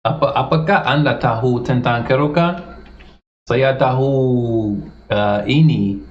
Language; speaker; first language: Indonesian; non-native, learner; English